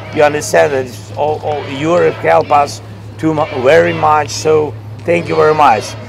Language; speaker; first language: English; non-native, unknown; Russian